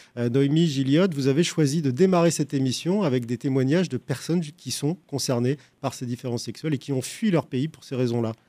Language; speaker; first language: French; native; French